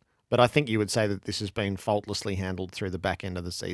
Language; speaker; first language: English; native; English